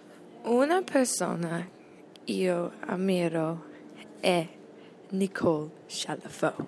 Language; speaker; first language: Italian; non-native, learner; English